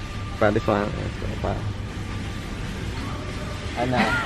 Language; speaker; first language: English; non-native, learner; Chinese